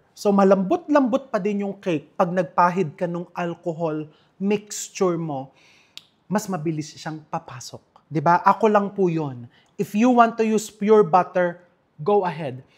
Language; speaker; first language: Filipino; native; Filipino